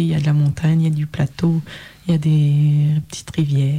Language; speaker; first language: French; native; French